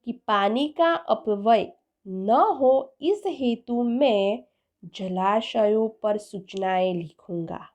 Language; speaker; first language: Hindi; non-native, local second language; Gujarati